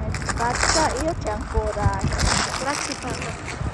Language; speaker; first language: Italian; non-native, learner; Filipino